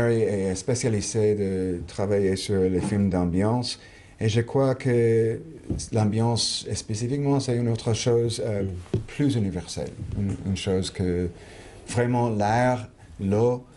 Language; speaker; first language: French; non-native, fluent; English